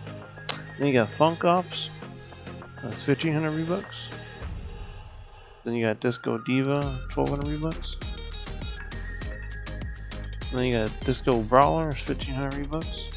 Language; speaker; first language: English; native; English